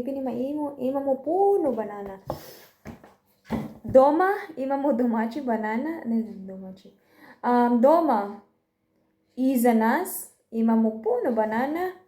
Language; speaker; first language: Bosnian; non-native, learner; Filipino